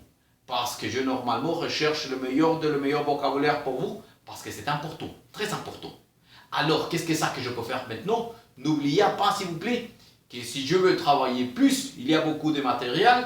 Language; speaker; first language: French; non-native, fluent; Spanish